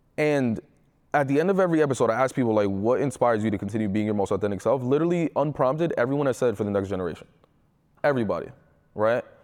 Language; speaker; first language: English; early bilingual, other home language; Spanish